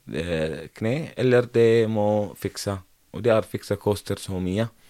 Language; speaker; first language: Norwegian; non-native, learner; Arabic